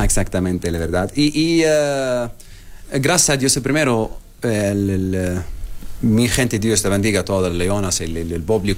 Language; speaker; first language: Spanish; non-native, learner; Arabic